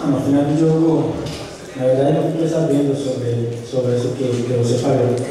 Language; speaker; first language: Portuguese; non-native, fluent; Spanish